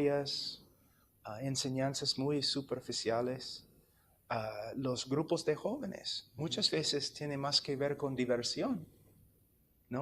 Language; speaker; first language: Spanish; non-native, fluent; English